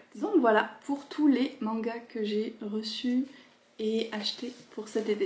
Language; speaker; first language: French; native; French